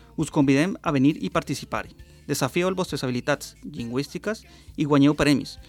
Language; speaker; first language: Catalan; non-native, learner; Spanish